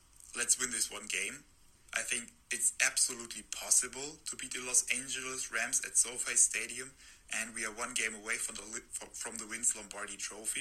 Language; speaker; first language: English; non-native, fluent; German